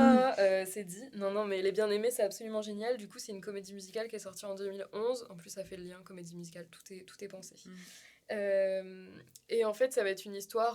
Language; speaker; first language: French; native; French